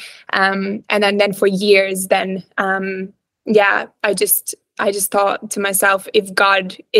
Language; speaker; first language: English; non-native, fluent; Latvian